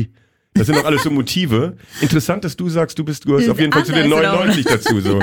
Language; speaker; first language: German; native; German